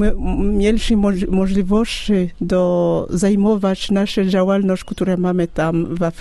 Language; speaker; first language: Polish; non-native, learner; French